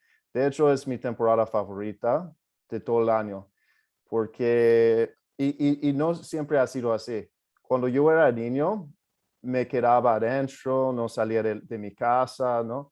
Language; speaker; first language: Spanish; non-native, fluent; English